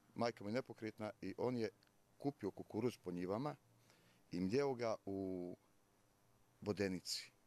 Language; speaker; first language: Serbian; native; Serbian